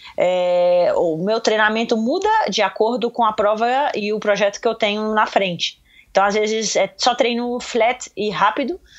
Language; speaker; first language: Portuguese; native; Portuguese